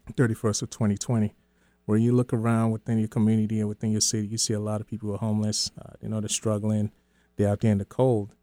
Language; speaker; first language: English; early bilingual, other home language; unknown